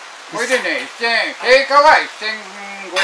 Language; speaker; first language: Japanese; native; Japanese